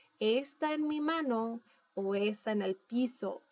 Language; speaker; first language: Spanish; non-native, fluent; English